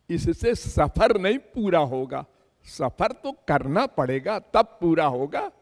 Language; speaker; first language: Hindi; native; Hindi